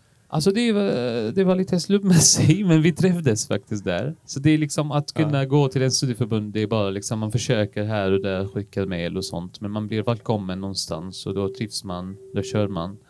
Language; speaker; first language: Swedish; non-native, fluent; Arabic